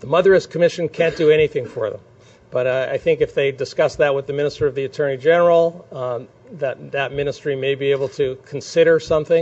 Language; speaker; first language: English; native; English